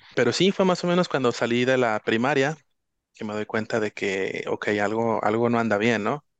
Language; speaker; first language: Spanish; native; Spanish